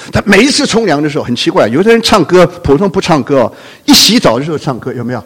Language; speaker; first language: Chinese; non-native, local second language; Cantonese